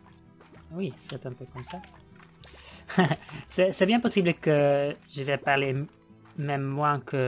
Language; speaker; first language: French; non-native, learner; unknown